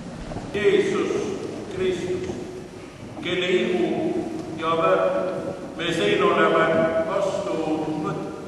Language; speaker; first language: Estonian; non-native, learner; Swedish